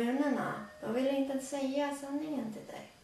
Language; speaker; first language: Swedish; early bilingual, other home language; Latvian